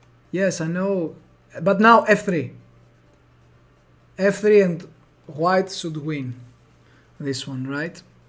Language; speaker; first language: English; non-native, fluent; Greek